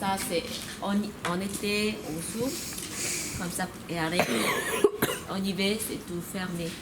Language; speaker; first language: French; non-native, learner; Korean